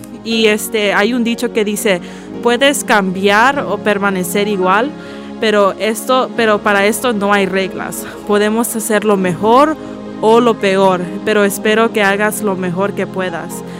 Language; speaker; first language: Spanish; early bilingual, heritage; Spanish